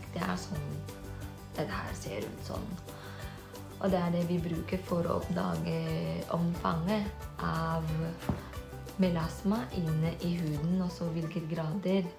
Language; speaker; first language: Norwegian; non-native, fluent; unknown